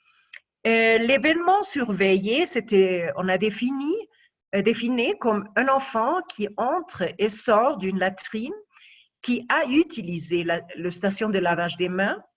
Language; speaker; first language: French; non-native, fluent; Spanish